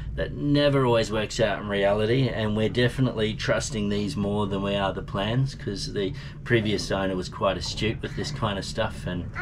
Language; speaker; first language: English; native; English